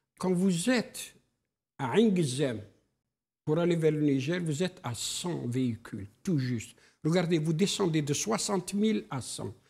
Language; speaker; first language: French; non-native, local second language; Arabic